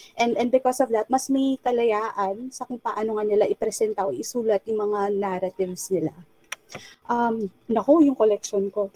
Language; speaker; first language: Filipino; non-native, local second language; Chavacano